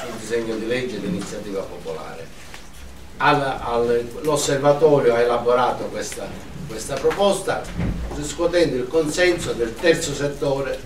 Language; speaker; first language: Italian; native; Italian